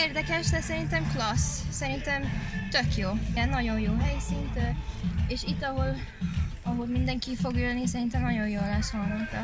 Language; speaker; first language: Hungarian; early bilingual, heritage; English